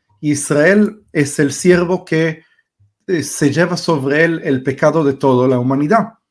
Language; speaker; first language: Spanish; early bilingual, heritage; Spanish